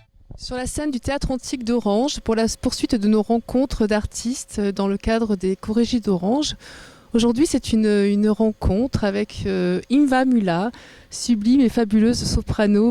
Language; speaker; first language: French; native; French